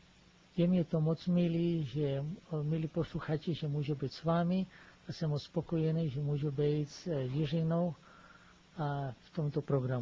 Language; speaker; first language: Czech; non-native, fluent; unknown